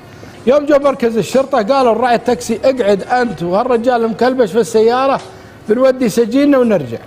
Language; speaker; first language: Arabic; native; Arabic